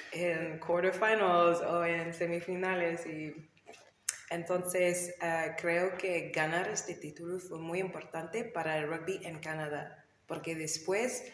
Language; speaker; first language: Spanish; non-native, learner; English